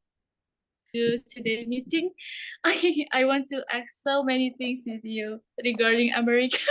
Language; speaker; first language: English; non-native, learner; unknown